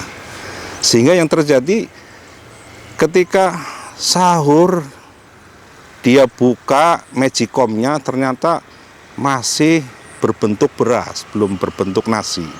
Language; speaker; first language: Indonesian; non-native, local second language; Javanese